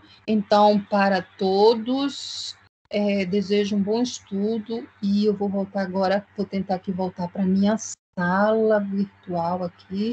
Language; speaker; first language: Portuguese; native; Portuguese